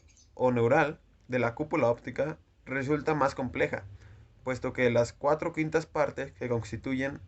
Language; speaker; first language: Spanish; native; Spanish